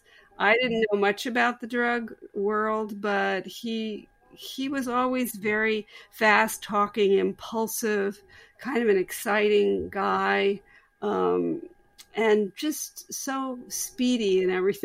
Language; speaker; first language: English; native; English